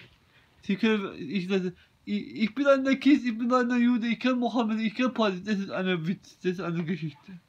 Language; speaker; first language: German; non-native, learner; Turkish